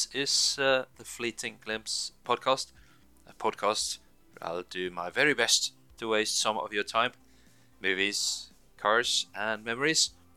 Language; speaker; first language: English; non-native, fluent; Norwegian